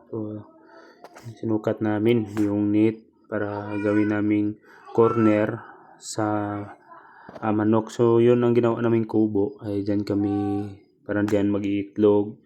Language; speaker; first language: Filipino; non-native, local second language; Cebuano